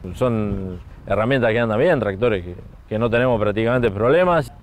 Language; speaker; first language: Spanish; native; Spanish